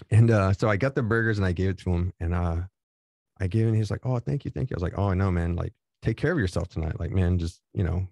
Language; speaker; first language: English; native; English